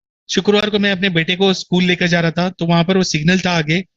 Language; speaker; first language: Hindi; native; Hindi